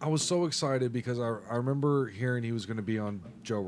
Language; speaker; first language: English; native; English